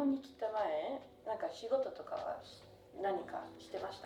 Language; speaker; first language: Japanese; non-native, fluent; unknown